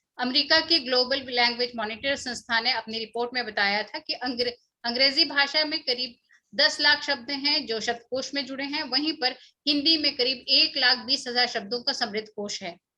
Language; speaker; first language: Hindi; native; Hindi